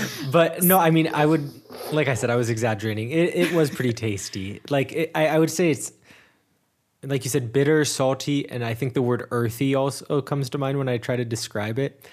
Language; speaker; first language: English; native; English